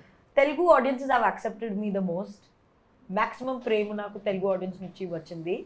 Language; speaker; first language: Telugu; non-native, learner; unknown